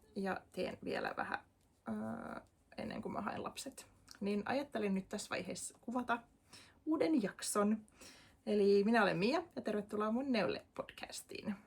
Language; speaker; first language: Finnish; non-native, local second language; Swedish